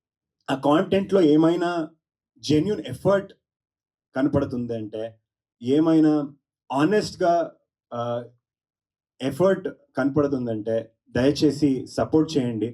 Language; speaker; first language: Telugu; non-native, learner; Kannada